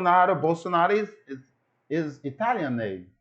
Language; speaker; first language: English; non-native, learner; Portuguese